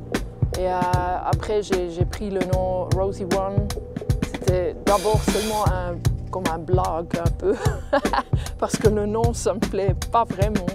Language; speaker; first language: French; non-native, local second language; German